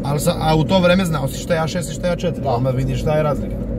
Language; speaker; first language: Serbian; native; Serbian